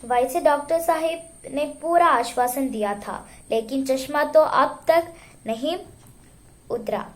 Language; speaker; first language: Hindi; non-native, local second language; Malayalam